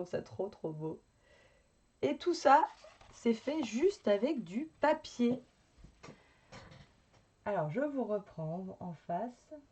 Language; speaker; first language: French; native; French